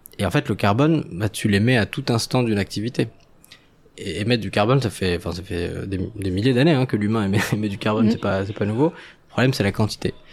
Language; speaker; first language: French; non-native, local second language; Arabic